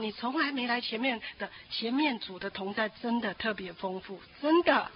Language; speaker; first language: Chinese; native; Chinese